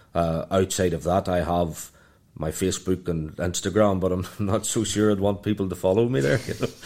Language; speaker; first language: English; native; English